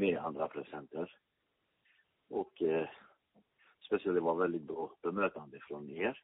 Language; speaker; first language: Swedish; non-native, fluent; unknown